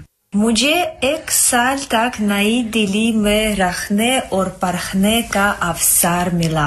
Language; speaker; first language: Hindi; non-native, fluent; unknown